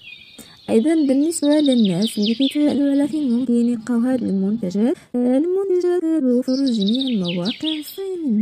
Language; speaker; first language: Arabic; native; Arabic